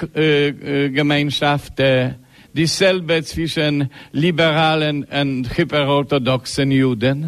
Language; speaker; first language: German; non-native, learner; Polish